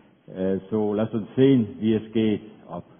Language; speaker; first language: German; non-native, fluent; Danish